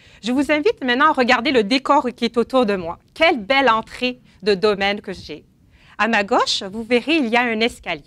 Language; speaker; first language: French; native; French